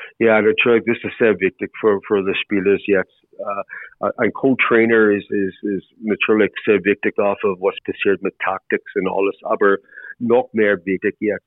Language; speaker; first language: German; non-native, learner; English